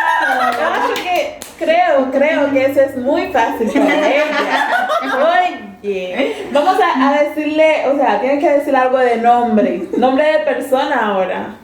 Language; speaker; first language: Spanish; non-native, fluent; Haitian Creole